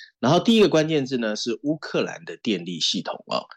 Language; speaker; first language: Chinese; native; Chinese